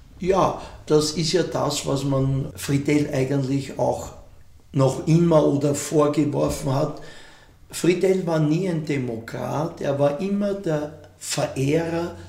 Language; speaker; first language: German; native; German